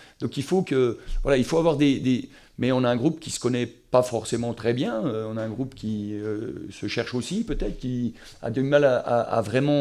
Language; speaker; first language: French; native; French